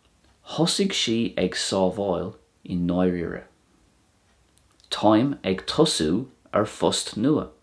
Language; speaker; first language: Irish; non-native, local second language; English